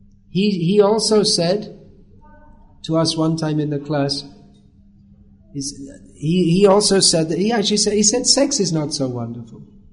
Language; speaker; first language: English; native; English